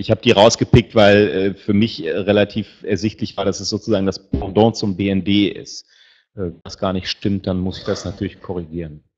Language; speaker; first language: German; native; German